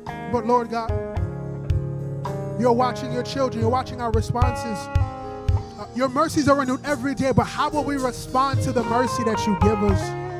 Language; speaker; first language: English; early bilingual, other home language; Haitian Creole